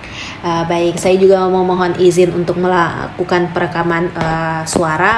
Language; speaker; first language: Indonesian; native; Indonesian